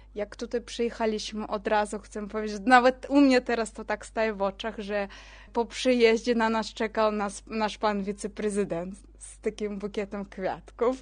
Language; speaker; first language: Polish; non-native, fluent; Russian